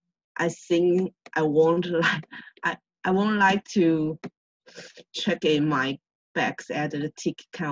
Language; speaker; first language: English; non-native, learner; Chinese